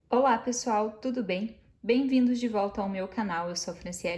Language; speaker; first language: Portuguese; native; Portuguese